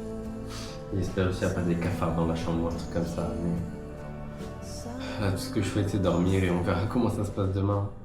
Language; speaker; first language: French; native; French